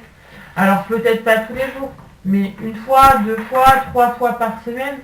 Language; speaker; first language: French; native; French